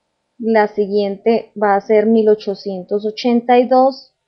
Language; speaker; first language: Spanish; native; Spanish